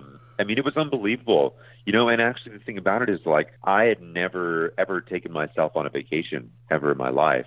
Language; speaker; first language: English; native; English